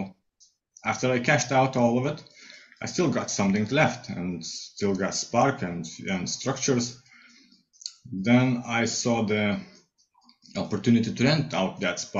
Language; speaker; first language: English; non-native, fluent; Lithuanian